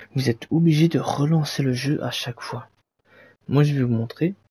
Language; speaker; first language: French; native; French